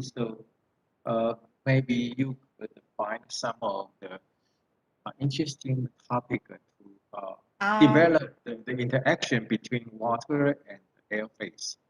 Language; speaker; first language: English; non-native, fluent; Thai